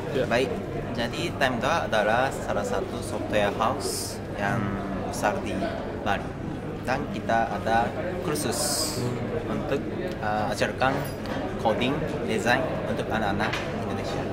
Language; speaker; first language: Indonesian; non-native, fluent; Japanese